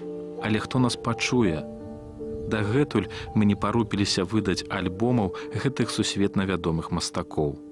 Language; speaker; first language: Belarusian; native; Belarusian